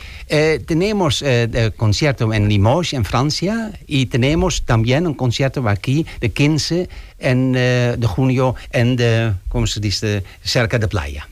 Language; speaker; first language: Spanish; non-native, learner; Dutch